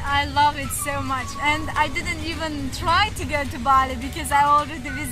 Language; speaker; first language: English; non-native, fluent; Tajik